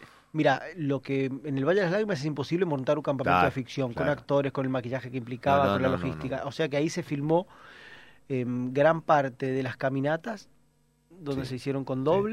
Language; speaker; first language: Spanish; native; Spanish